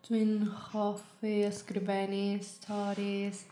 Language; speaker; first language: Welsh; non-native, learner; Spanish